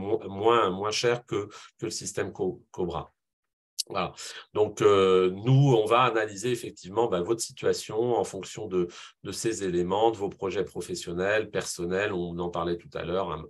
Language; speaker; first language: French; native; French